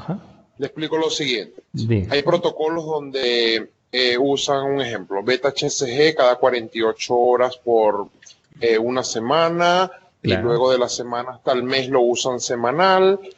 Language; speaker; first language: Spanish; native; Spanish